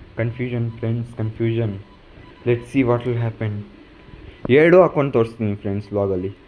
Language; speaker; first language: Kannada; non-native, local second language; Urdu